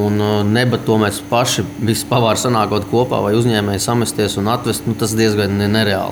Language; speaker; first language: Latvian; native; Latvian